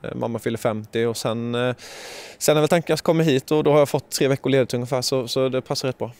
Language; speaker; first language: Swedish; native; Swedish